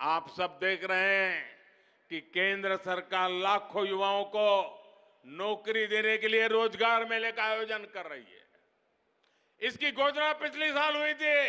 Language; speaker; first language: Hindi; non-native, local second language; Gujarati